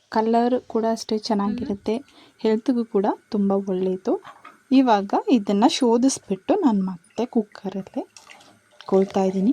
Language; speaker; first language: Kannada; non-native, local second language; Kodava